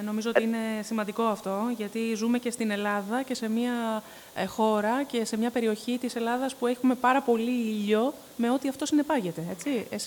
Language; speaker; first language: Greek; native; Greek